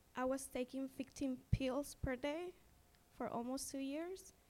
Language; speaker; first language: English; non-native, fluent; Spanish